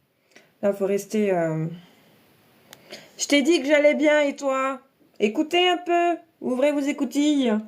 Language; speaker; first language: French; native; French